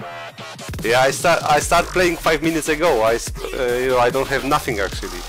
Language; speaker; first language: English; non-native, learner; Polish